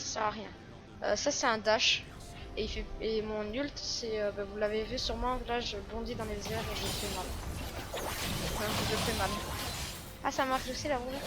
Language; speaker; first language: French; native; French